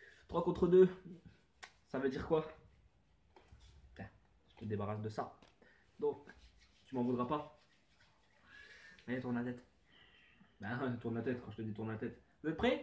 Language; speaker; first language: French; native; French